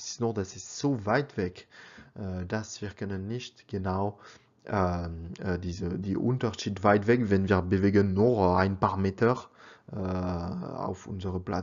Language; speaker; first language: German; non-native, learner; French